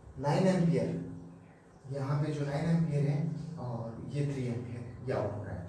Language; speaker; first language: Hindi; native; Hindi